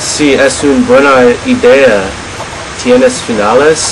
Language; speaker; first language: Spanish; non-native, learner; English